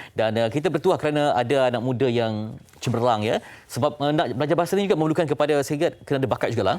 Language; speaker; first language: Malay; native; Malay